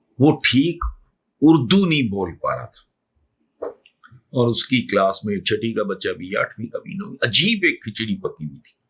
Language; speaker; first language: Urdu; non-native, local second language; Punjabi